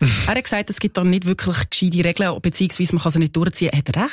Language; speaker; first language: German; native; German